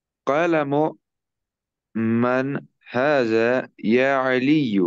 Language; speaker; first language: Arabic; non-native, learner; Urdu